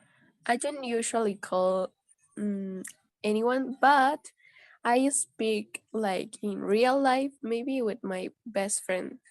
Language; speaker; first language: English; non-native, learner; Spanish